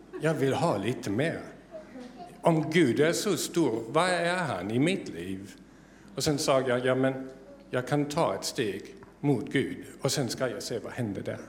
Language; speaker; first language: Swedish; non-native, fluent; German